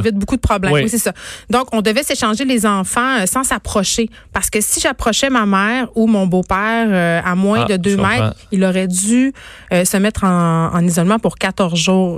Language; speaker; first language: French; native; French